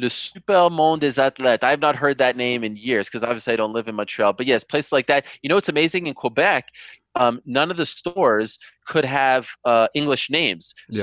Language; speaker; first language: English; native; English